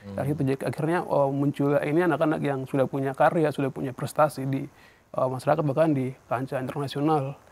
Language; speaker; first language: Indonesian; non-native, local second language; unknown